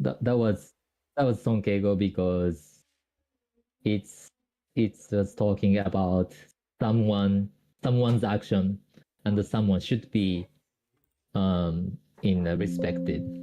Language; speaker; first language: English; non-native, fluent; Japanese